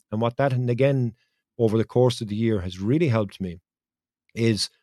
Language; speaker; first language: English; native; English